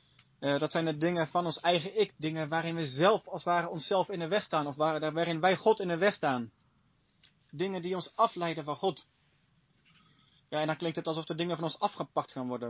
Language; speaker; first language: Dutch; native; Dutch